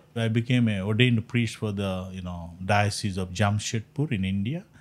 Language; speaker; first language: English; non-native, local second language; Konkani